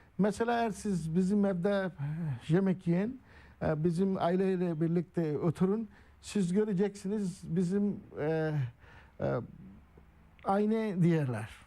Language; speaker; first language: Turkish; non-native, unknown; Urdu